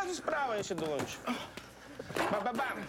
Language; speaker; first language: Polish; non-native, learner; Russian